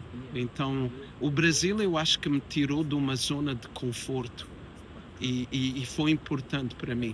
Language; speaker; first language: Portuguese; early bilingual, heritage; English